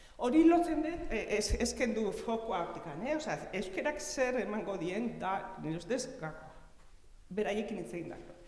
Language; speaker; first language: Basque; native; Basque